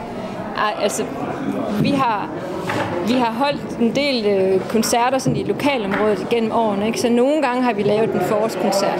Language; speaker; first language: Danish; native; Danish